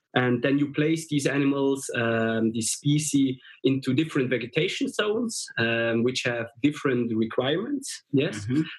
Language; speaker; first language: English; non-native, fluent; German